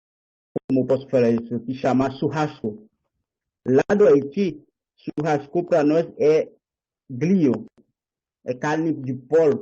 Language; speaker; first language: Portuguese; non-native, learner; Haitian Creole